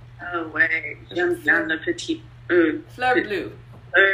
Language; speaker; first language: French; non-native, learner; English